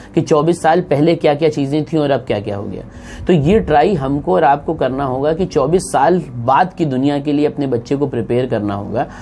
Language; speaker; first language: Hindi; native; Hindi